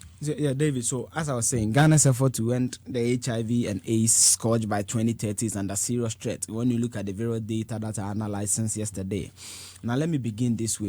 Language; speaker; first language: English; non-native, local second language; Akan